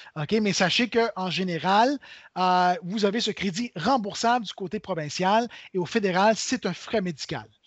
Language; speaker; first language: French; native; French